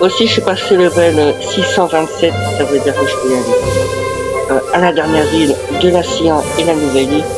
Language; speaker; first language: French; native; French